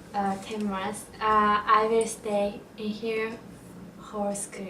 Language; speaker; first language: English; non-native, learner; Japanese